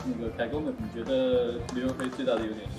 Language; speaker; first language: Chinese; native; Chinese